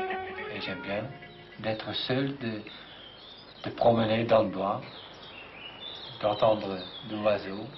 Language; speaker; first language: French; non-native, fluent; Dutch